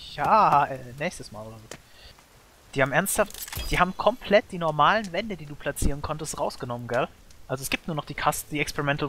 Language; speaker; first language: German; native; German